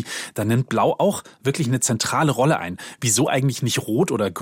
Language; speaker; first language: German; native; German